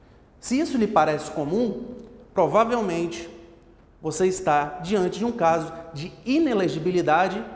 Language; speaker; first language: Portuguese; native; Portuguese